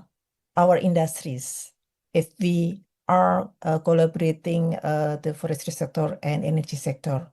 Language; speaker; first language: English; non-native, fluent; Indonesian